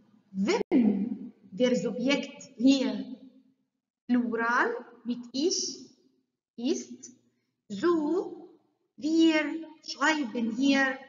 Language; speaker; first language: German; non-native, learner; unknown